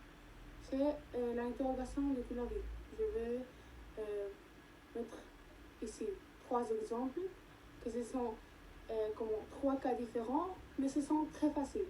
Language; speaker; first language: French; non-native, learner; Spanish